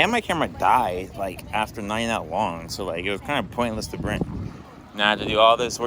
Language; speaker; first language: English; native; English